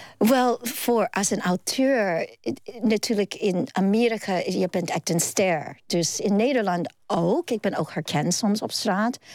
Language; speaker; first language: Dutch; non-native, fluent; Cantonese